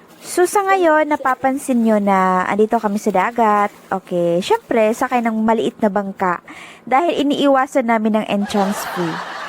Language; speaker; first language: Filipino; non-native, local second language; Cebuano